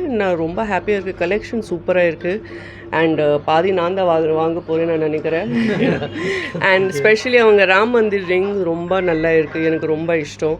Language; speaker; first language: Tamil; non-native, fluent; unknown